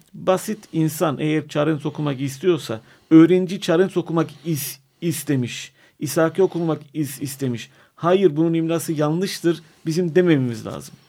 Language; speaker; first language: Turkish; non-native, local second language; Armenian